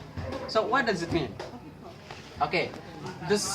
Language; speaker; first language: English; non-native, learner; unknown